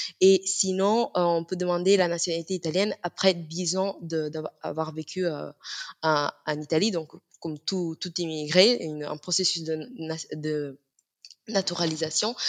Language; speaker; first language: French; non-native, fluent; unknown